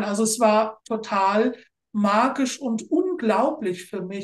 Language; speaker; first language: German; native; German